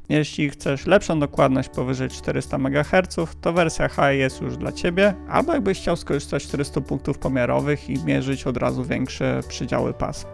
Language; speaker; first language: Polish; native; Polish